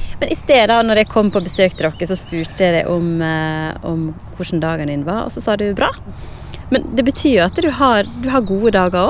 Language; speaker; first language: Norwegian; native; Norwegian